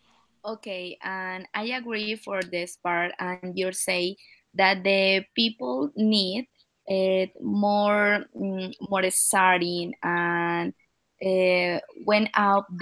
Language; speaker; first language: English; non-native, learner; Spanish